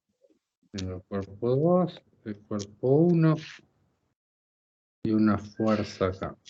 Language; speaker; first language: Spanish; native; Spanish